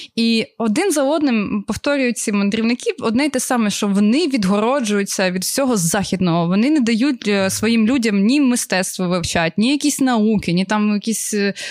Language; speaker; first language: Ukrainian; native; Ukrainian